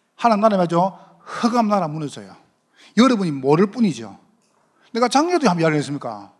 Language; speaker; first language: Korean; native; Korean